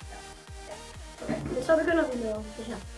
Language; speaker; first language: Danish; early bilingual, other home language; German